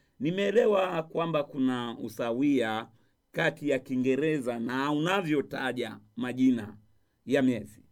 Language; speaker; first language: Swahili; non-native, local second language; Rundi